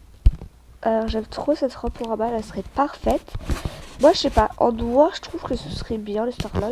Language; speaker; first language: French; native; French